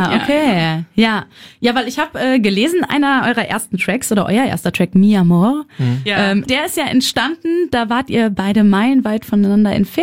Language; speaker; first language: German; native; German